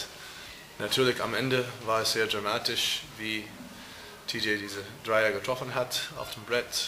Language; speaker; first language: German; non-native, fluent; English